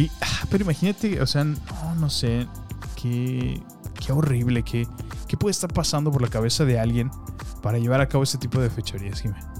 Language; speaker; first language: Spanish; native; Spanish